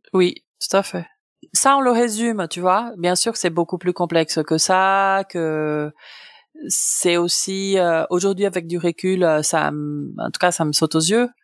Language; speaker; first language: French; non-native, fluent; Portuguese